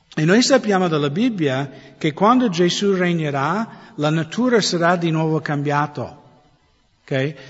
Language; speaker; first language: Italian; non-native, fluent; English